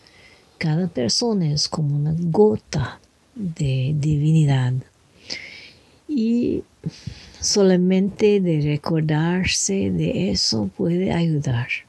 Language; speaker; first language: Spanish; non-native, fluent; French